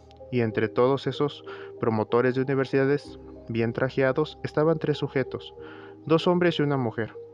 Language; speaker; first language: Spanish; native; Spanish